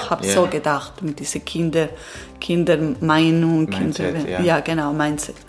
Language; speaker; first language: German; non-native, learner; Italian